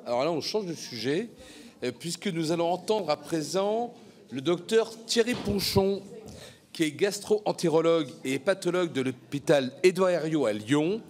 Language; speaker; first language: French; native; French